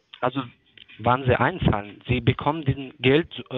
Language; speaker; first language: German; non-native, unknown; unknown